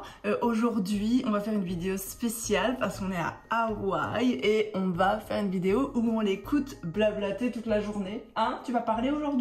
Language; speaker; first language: French; native; French